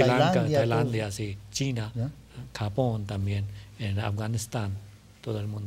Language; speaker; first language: Spanish; non-native, learner; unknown